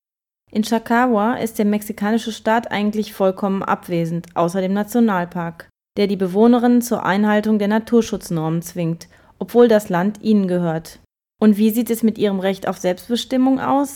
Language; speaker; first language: German; native; German